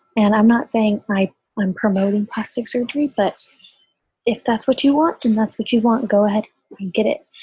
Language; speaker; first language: English; native; English